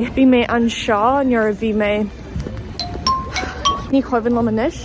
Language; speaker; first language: Irish; non-native, local second language; English